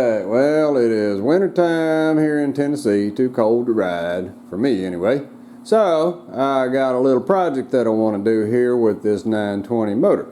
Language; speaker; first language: English; native; English